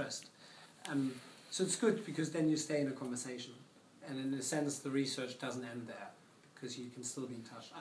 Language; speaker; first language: English; non-native, fluent; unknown